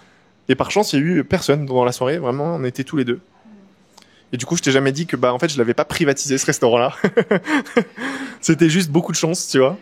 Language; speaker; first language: French; native; French